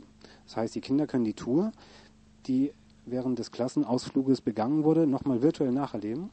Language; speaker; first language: German; native; German